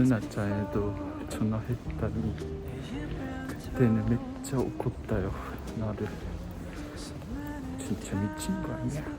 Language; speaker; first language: Korean; non-native, learner; Japanese